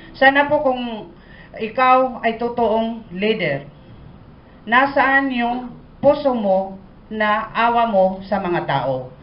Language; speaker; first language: Filipino; non-native, local second language; Maranao